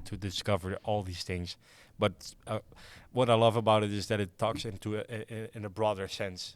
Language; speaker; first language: English; non-native, fluent; Dutch